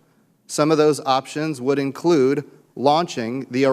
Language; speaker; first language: English; native; English